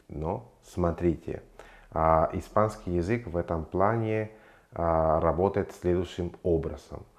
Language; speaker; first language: Russian; non-native, fluent; Spanish